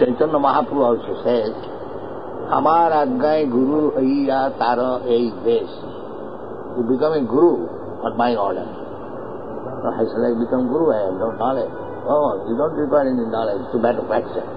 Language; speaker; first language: English; non-native, local second language; Bangla